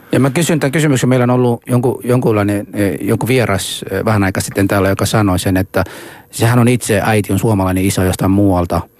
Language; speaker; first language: Finnish; non-native, fluent; Somali